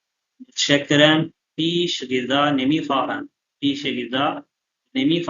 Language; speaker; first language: Persian; non-native, fluent; Urdu